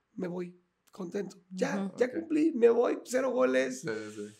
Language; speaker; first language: Spanish; native; Spanish